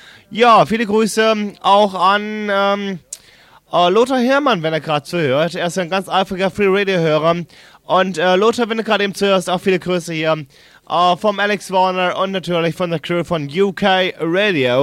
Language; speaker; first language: German; native; German